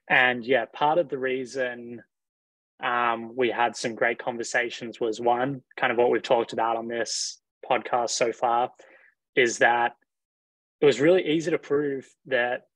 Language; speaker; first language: English; native; English